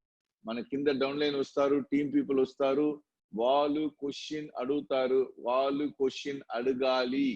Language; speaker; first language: Telugu; non-native, local second language; Tamil